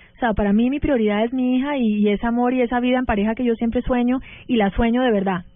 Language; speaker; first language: Spanish; early bilingual, heritage; Spanish